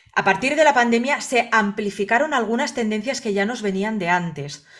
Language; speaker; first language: Spanish; native; Spanish